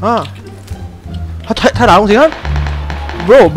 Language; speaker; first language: Chinese; native; Chinese